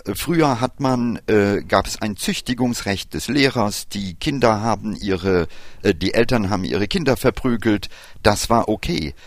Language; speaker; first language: German; early bilingual, other home language; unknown